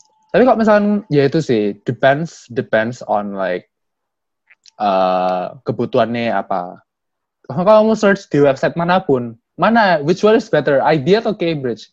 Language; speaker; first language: Indonesian; native; Indonesian